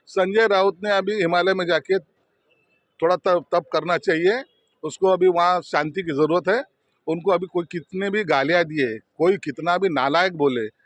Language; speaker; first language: Hindi; non-native, local second language; Marathi